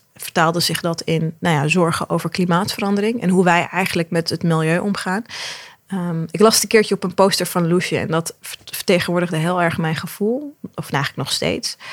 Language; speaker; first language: Dutch; early bilingual, other home language; Arabic